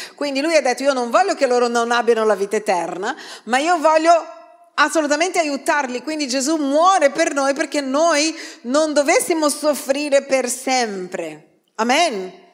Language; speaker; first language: Italian; non-native, fluent; Portuguese